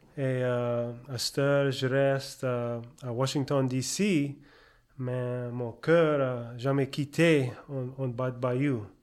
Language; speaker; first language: French; early bilingual, heritage; French